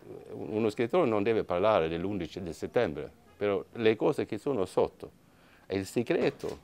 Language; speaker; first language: Italian; non-native, fluent; Swedish